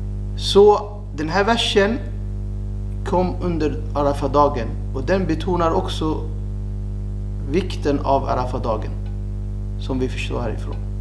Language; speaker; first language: Swedish; non-native, fluent; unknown